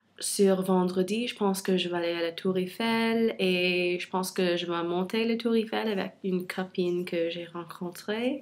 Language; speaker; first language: French; non-native, local second language; English